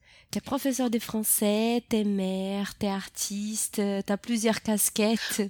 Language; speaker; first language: French; non-native, fluent; Portuguese